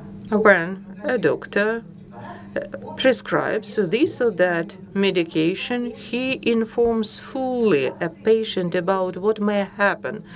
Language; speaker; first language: English; non-native, fluent; Russian